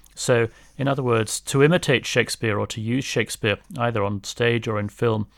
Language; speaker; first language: English; native; English